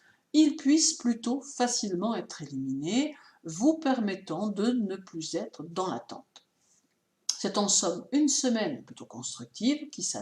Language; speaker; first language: French; native; French